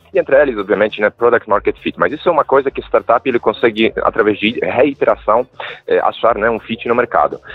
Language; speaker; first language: Portuguese; non-native, fluent; Polish